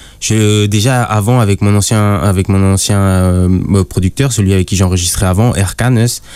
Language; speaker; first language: French; early bilingual, other home language; Spanish